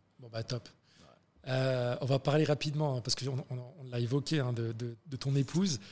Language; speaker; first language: French; native; French